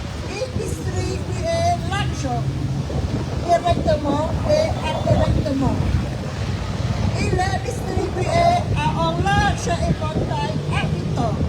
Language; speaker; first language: French; non-native, fluent; Khmer